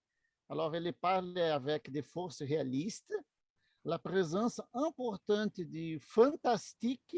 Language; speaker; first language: French; non-native, learner; Portuguese